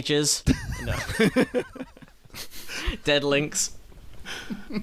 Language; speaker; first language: English; native; English